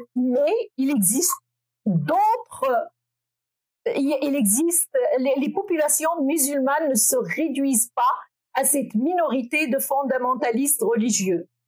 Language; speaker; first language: French; non-native, local second language; Arabic